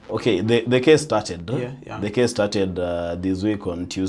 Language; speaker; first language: English; non-native, local second language; Swahili